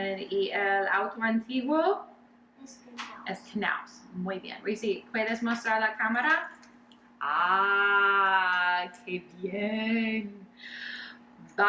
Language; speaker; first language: Spanish; non-native, learner; English